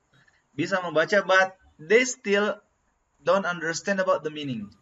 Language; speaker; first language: English; non-native, learner; Indonesian